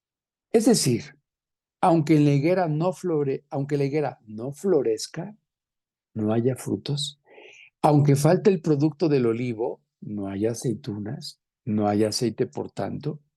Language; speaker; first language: Spanish; native; Spanish